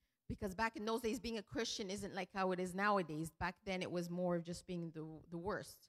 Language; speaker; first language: English; early bilingual, other home language; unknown